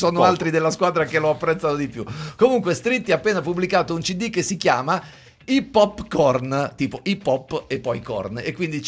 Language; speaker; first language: Italian; native; Italian